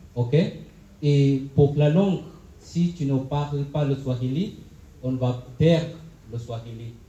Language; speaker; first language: French; non-native, fluent; Swahili